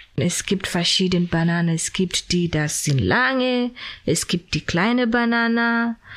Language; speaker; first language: German; non-native, learner; Swahili